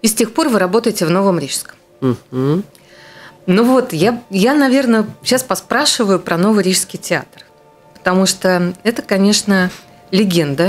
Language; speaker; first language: Russian; native; Russian